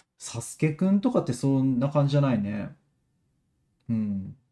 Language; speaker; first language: Japanese; native; Japanese